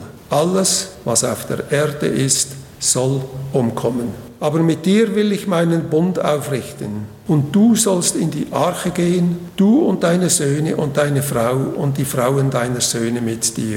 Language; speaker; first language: German; native; German